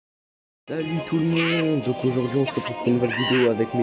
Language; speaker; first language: French; native; French